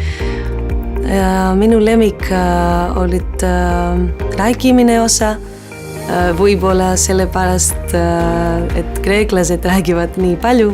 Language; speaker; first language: Estonian; non-native, learner; Greek